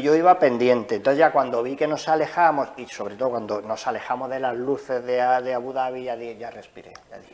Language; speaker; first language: Spanish; native; Spanish